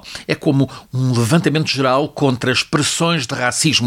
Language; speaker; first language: Portuguese; native; Portuguese